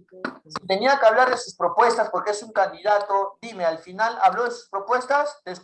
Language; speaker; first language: Spanish; native; Spanish